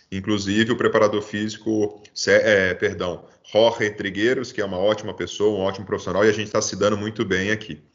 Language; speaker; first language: Portuguese; native; Portuguese